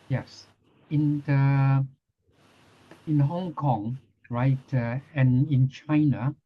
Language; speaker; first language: English; non-native, fluent; Cantonese